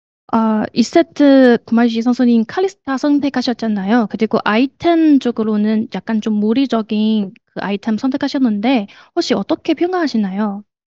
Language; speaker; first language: Korean; non-native, fluent; Chinese